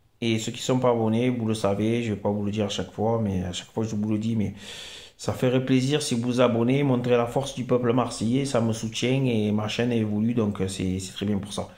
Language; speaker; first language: French; native; French